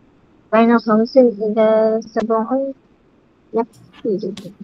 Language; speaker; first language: Arabic; non-native, learner; Malay